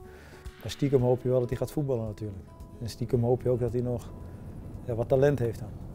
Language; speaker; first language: Dutch; native; Dutch